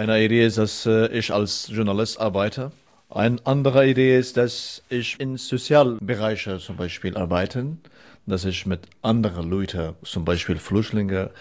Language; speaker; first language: German; non-native, learner; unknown